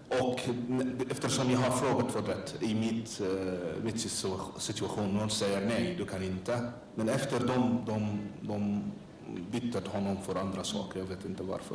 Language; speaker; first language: Swedish; non-native, learner; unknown